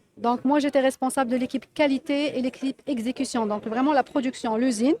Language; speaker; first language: French; non-native, local second language; Arabic